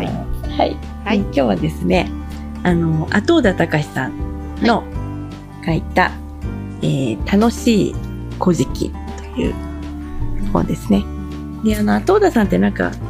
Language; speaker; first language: Japanese; native; Japanese